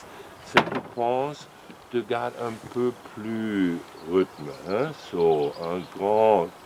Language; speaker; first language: French; non-native, learner; German